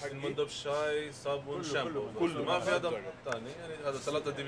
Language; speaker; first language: Arabic; non-native, learner; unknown